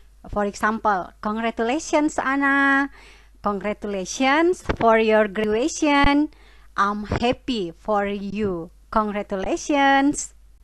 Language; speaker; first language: English; non-native, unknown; Indonesian